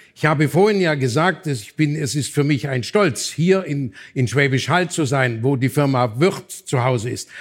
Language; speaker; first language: German; native; German